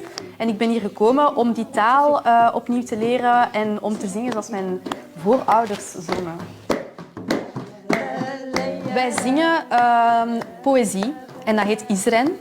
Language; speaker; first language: Dutch; non-native, local second language; French